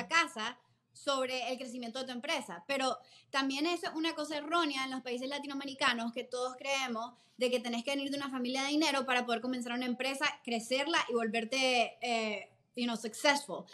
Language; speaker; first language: Spanish; native; Spanish